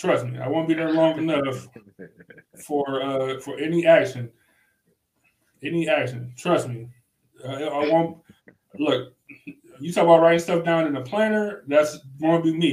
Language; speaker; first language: English; native; English